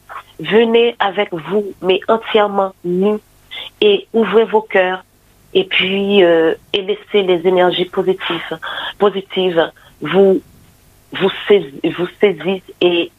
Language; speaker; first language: French; non-native, local second language; Haitian Creole